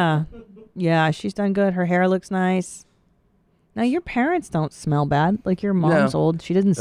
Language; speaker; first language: English; native; English